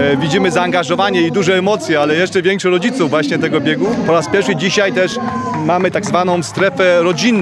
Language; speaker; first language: Polish; native; Polish